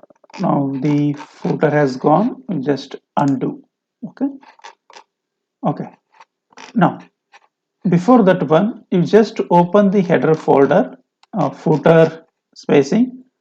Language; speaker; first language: English; non-native, local second language; Kannada